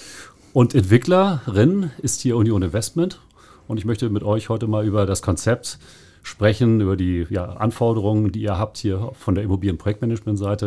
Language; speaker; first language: German; native; German